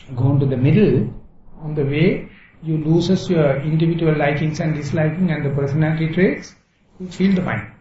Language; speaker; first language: English; non-native, local second language; Sinhala